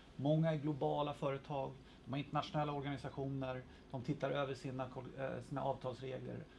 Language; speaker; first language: Swedish; native; Swedish